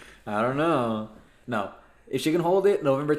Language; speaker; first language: English; non-native, fluent; Spanish